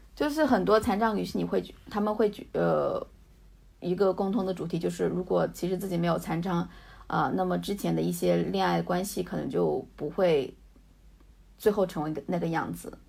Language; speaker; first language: Chinese; native; Chinese